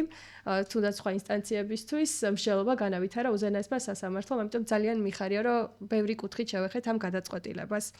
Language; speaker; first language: Georgian; native; Georgian